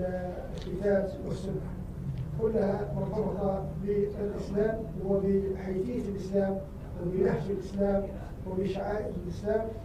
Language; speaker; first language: Arabic; native; Arabic